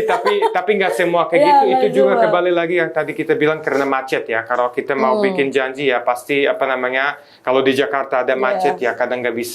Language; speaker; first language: Indonesian; non-native, fluent; Serbian